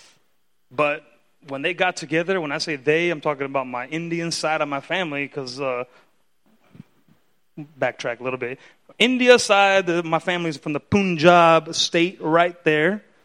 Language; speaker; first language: English; early bilingual, other home language; Spanish